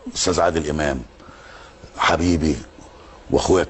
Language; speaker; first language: Arabic; native; Arabic